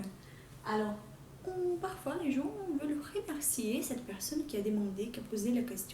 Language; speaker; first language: French; non-native, fluent; Portuguese